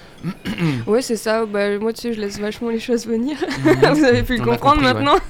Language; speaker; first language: French; native; French